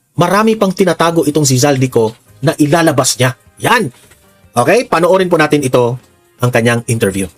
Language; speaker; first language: Filipino; native; Filipino